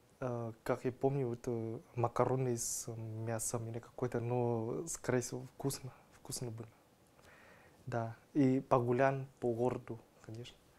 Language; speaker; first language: Russian; non-native, learner; Vietnamese